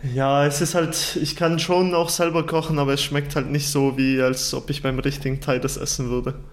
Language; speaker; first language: German; early bilingual, other home language; Turkish